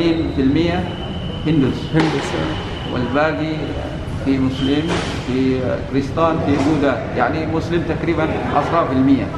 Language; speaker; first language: Arabic; early bilingual, heritage; Indonesian